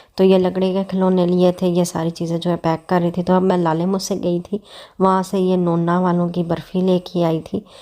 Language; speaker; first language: Urdu; non-native, local second language; Punjabi